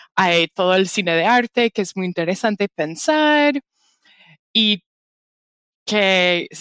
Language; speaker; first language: Spanish; non-native, fluent; English